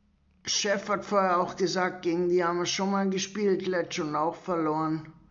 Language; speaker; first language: German; native; German